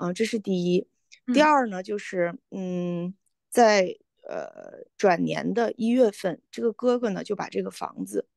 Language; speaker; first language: Chinese; native; Chinese